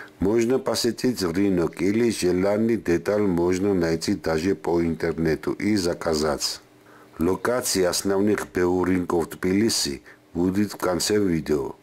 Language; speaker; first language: Russian; non-native, fluent; Georgian